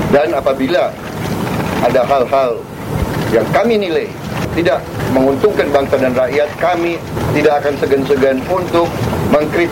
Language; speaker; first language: Indonesian; native; Indonesian